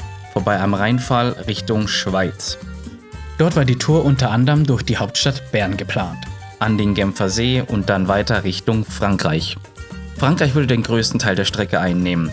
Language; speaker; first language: German; native; German